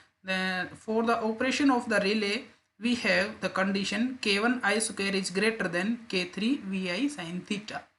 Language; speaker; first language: English; non-native, local second language; Hindi